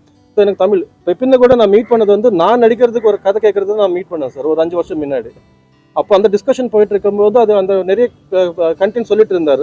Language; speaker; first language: Tamil; non-native, local second language; Telugu